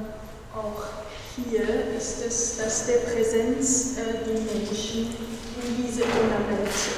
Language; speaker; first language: German; non-native, fluent; Persian